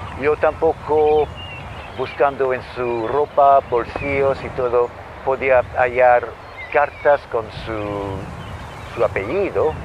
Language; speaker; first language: Spanish; non-native, fluent; English